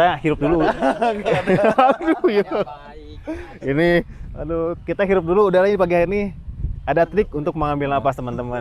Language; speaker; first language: Indonesian; native; Indonesian